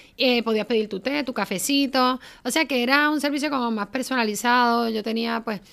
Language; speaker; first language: Spanish; native; Spanish